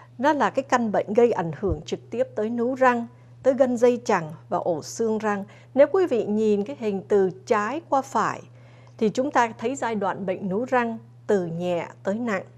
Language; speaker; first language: Vietnamese; early bilingual, other home language; English